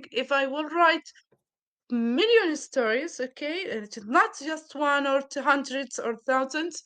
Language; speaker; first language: English; non-native, learner; Arabic